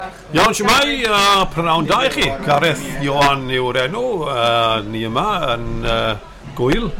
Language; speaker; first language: Welsh; native; Welsh